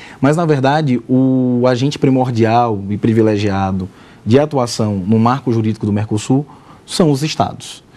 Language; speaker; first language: Portuguese; native; Portuguese